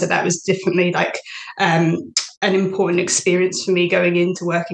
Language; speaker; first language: English; native; English